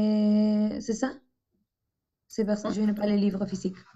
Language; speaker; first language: French; non-native, fluent; Spanish